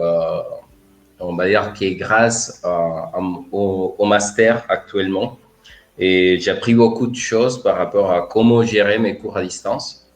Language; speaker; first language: French; non-native, fluent; Spanish